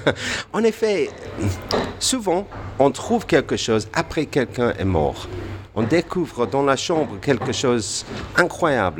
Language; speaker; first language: French; non-native, fluent; English